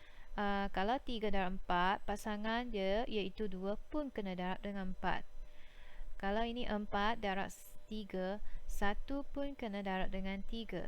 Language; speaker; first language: Malay; native; Malay